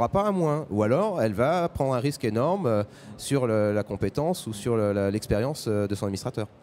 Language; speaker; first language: French; native; French